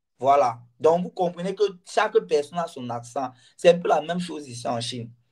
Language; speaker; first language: French; non-native, local second language; Ghomala